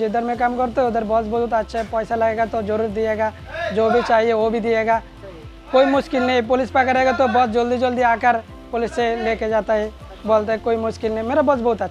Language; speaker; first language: Hindi; non-native, learner; Bangla